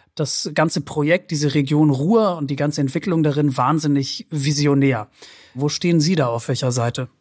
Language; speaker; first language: German; native; German